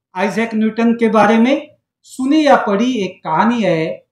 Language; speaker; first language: Hindi; non-native, local second language; Marathi